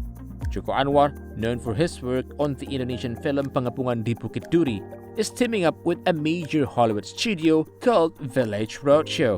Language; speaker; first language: English; non-native, fluent; Indonesian